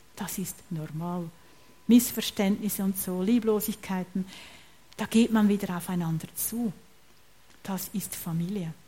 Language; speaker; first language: German; native; German